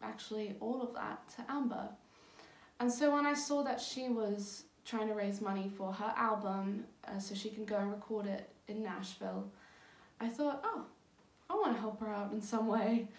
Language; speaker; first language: English; native; English